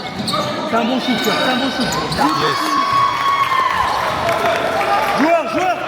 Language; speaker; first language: French; native; French